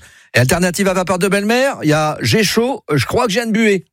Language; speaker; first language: French; native; French